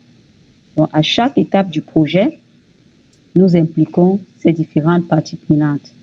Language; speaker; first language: French; native; French